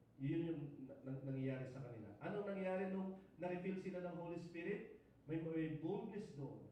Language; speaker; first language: Filipino; non-native, local second language; Iloko